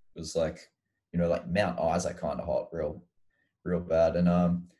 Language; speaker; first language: English; native; English